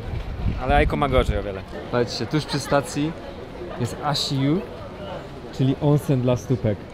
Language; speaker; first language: Polish; native; Polish